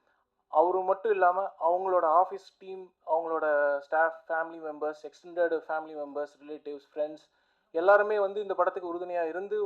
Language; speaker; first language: Tamil; native; Tamil